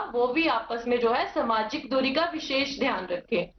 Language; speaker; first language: Hindi; native; Hindi